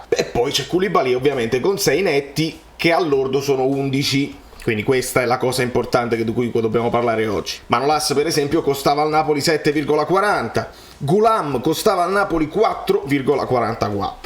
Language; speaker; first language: Italian; native; Italian